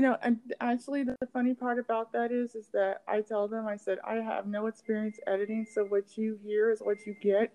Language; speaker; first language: English; native; English